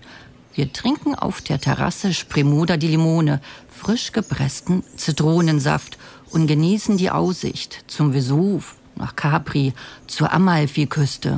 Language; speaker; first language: German; native; German